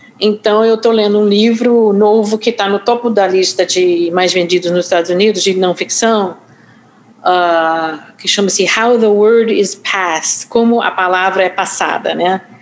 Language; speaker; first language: Portuguese; non-native, fluent; English